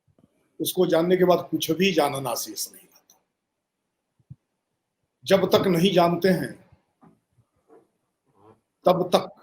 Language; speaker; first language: Hindi; native; Hindi